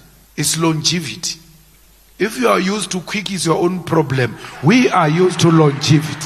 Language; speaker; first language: English; non-native, local second language; Northern Sotho